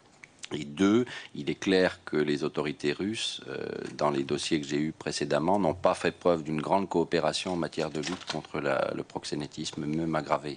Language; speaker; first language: French; native; French